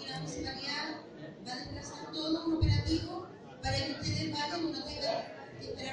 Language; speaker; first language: Spanish; native; Spanish